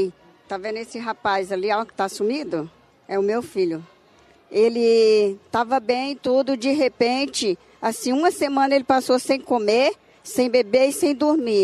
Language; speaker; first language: Portuguese; native; Portuguese